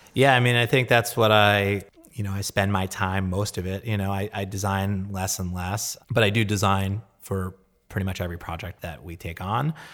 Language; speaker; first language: English; native; English